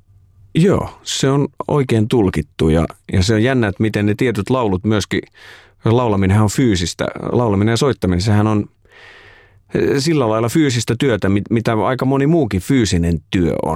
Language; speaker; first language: Finnish; native; Finnish